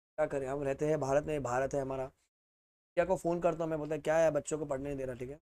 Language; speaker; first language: Hindi; native; Hindi